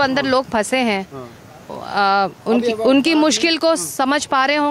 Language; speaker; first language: Hindi; native; Hindi